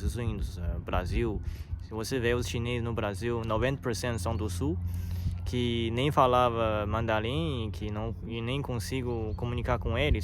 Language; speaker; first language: Portuguese; non-native, learner; Chinese